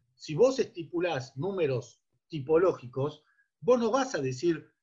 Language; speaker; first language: Spanish; native; Spanish